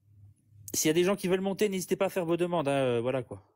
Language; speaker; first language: French; native; French